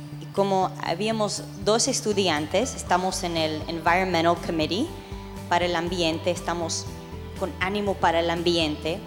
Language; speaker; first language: Spanish; early bilingual, heritage; English